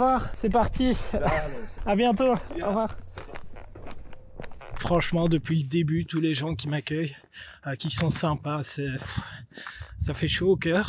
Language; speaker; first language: French; native; French